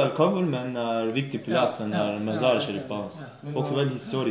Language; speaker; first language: Norwegian; non-native, learner; Turkish